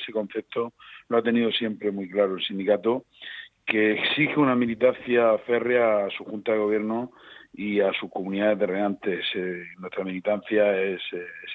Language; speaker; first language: Spanish; native; Spanish